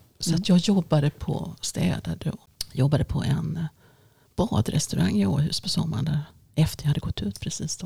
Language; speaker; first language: Swedish; early bilingual, other home language; Finnish